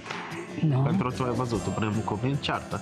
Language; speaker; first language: Romanian; non-native, learner; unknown